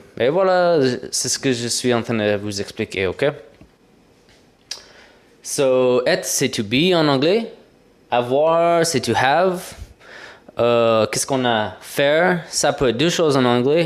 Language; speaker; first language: French; non-native, fluent; English